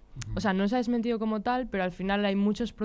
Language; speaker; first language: Spanish; native; Spanish